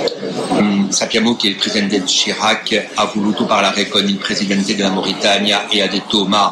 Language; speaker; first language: Italian; non-native, fluent; French